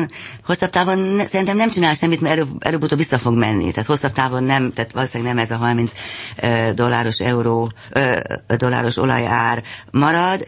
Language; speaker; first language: Hungarian; native; Hungarian